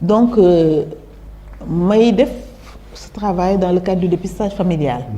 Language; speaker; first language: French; non-native, local second language; Wolof